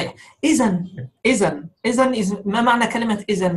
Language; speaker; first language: Arabic; native; Arabic